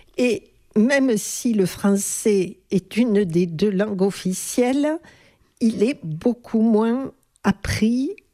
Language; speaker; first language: French; native; French